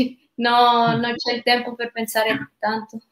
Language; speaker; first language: Italian; non-native, learner; Spanish